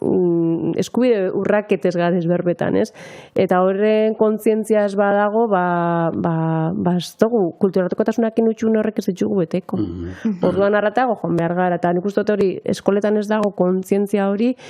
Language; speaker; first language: Basque; native; Basque